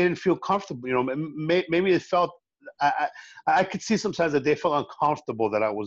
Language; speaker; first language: English; early bilingual, other home language; Spanish